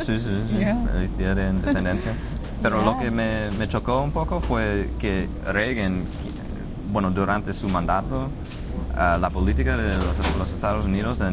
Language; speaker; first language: Spanish; non-native, fluent; English